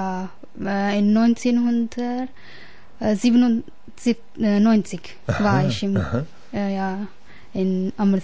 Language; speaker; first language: German; non-native, learner; Punjabi